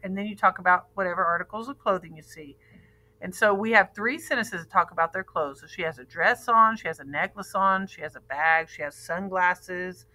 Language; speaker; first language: English; native; English